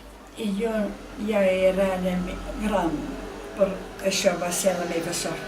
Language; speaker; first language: Catalan; non-native, fluent; Dutch